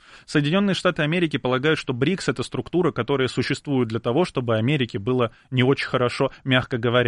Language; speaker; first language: Russian; native; Russian